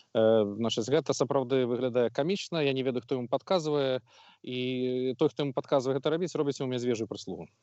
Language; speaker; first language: Belarusian; non-native, local second language; Russian